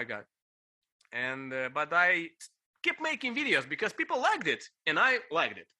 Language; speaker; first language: English; non-native, fluent; Ukrainian